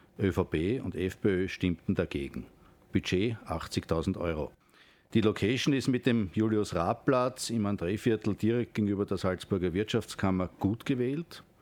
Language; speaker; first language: German; native; German